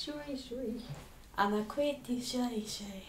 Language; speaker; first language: Arabic; non-native, fluent; Korean